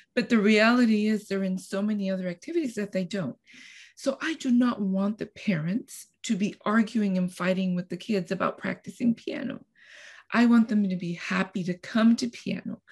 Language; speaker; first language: English; non-native, fluent; Spanish